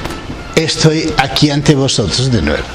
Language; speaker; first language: Spanish; native; Spanish